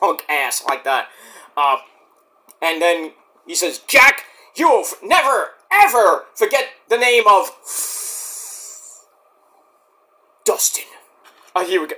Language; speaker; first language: English; native; English